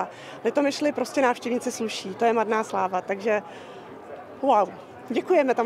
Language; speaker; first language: Czech; native; Czech